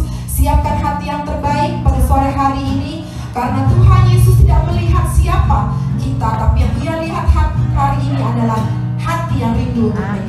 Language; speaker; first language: Indonesian; native; Indonesian